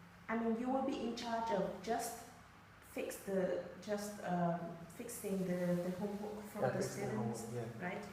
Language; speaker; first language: English; non-native, learner; Vietnamese